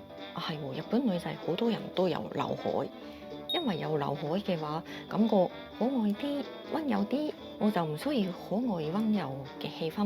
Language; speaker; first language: Cantonese; non-native, fluent; Japanese